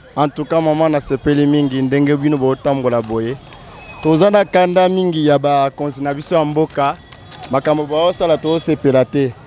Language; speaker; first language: Lingala; native; Lingala